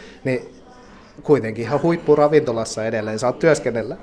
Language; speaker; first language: Finnish; native; Finnish